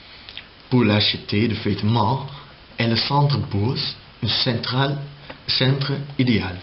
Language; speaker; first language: French; non-native, learner; Dutch